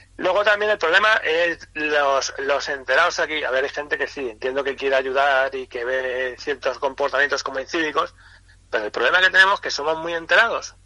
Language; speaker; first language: Spanish; native; Spanish